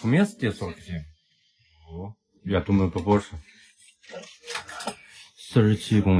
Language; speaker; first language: Russian; non-native, learner; Chinese